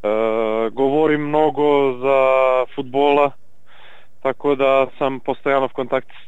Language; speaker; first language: Bulgarian; non-native, learner; Serbian